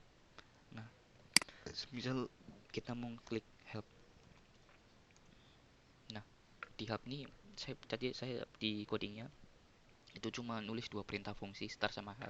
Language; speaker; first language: Indonesian; native; Indonesian